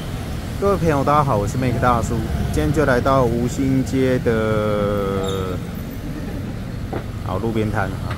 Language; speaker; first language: Chinese; native; Chinese